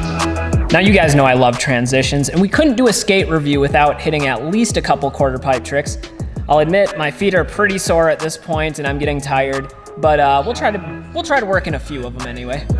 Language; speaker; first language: English; native; English